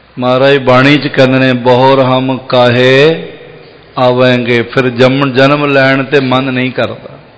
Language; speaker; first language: Punjabi; native; Punjabi